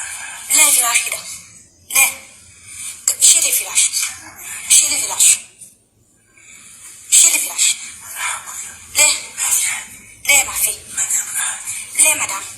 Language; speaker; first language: Arabic; non-native, learner; Bangla